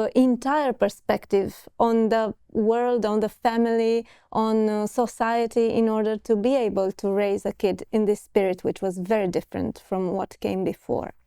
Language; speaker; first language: English; non-native, fluent; Romanian